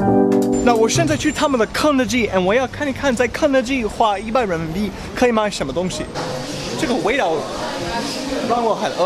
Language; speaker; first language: Chinese; non-native, fluent; English